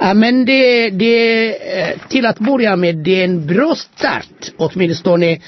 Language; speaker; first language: Swedish; non-native, fluent; Amharic